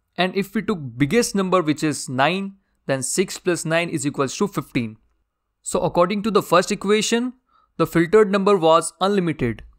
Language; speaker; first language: English; non-native, local second language; Hindi